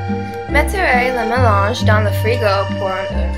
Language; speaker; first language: French; non-native, learner; English